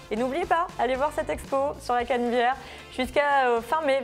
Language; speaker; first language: French; native; French